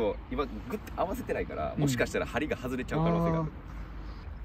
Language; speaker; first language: Japanese; native; Japanese